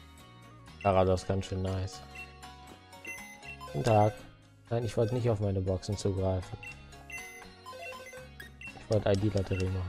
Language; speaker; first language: German; native; German